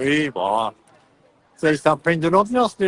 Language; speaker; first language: French; native; French